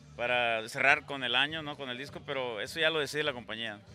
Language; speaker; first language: Spanish; native; Spanish